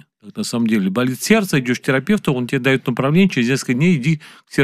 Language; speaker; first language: Russian; native; Russian